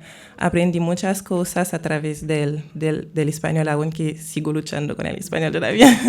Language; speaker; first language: Spanish; non-native, fluent; Haitian Creole